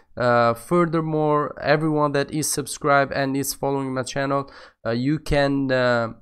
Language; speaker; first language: English; non-native, fluent; Albanian